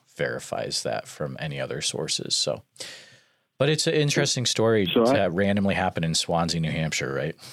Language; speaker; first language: English; native; English